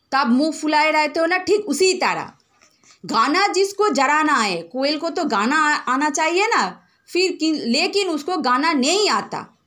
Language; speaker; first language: Hindi; non-native, local second language; Bangla